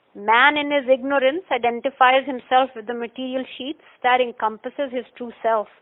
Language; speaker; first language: English; non-native, local second language; Urdu